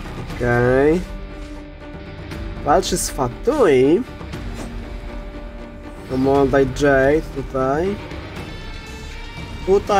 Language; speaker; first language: Polish; native; Polish